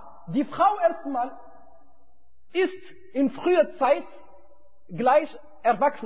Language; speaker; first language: German; non-native, fluent; Arabic